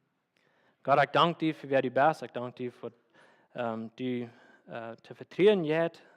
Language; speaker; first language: German; non-native, learner; Plautdietsch